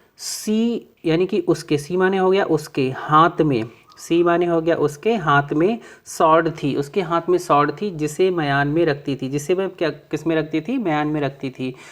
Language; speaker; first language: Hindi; native; Hindi